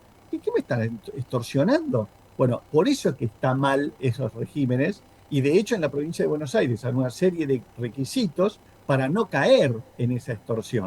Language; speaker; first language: Spanish; native; Spanish